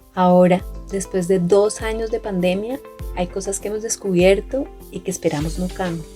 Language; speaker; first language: Spanish; native; Spanish